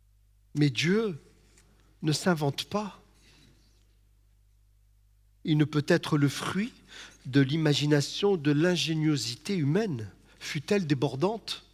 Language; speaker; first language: French; native; French